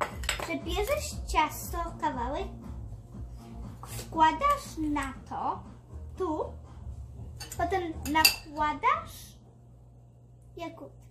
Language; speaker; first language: Polish; early bilingual, heritage; Polish